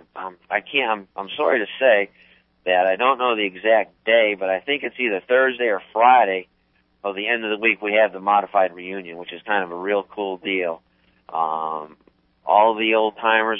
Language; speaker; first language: English; native; English